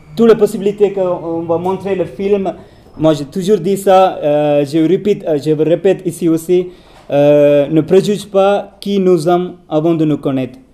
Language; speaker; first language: French; non-native, learner; Tamil